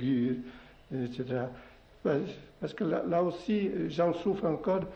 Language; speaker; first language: French; non-native, local second language; Occitan